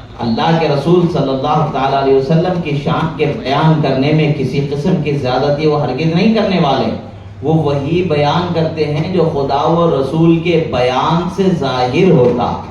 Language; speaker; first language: Urdu; native; Urdu